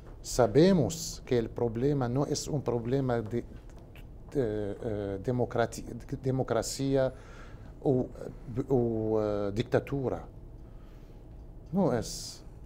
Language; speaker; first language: Spanish; non-native, learner; Arabic